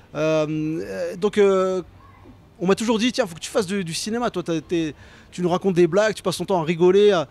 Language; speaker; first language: French; native; French